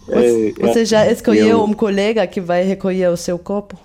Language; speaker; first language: Portuguese; non-native, fluent; German